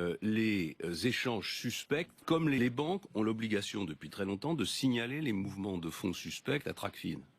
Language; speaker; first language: French; native; French